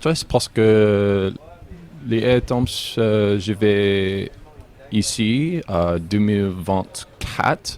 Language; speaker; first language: French; non-native, learner; English